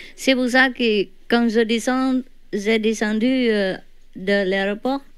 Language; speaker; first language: French; non-native, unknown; Vietnamese